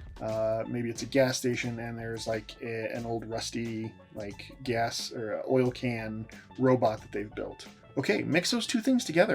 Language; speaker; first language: English; native; English